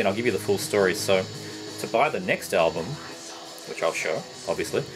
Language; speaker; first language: English; native; English